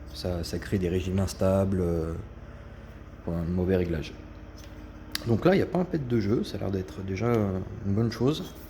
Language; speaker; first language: French; native; French